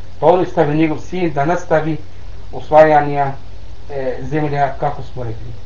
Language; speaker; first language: Bosnian; non-native, learner; Arabic